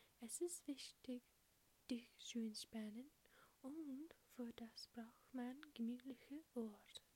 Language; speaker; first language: German; non-native, learner; English